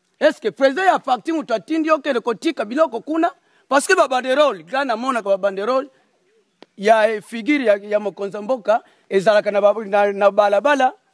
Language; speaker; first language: Lingala; non-native, local second language; Kongo